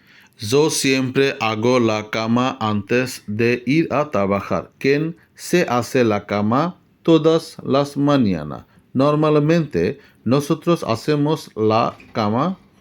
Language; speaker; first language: Spanish; non-native, fluent; Bangla